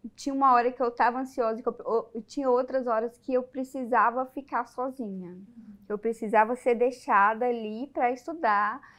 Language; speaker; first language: Portuguese; native; Portuguese